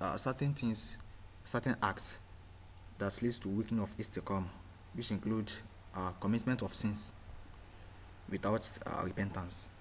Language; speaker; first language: English; non-native, local second language; Yoruba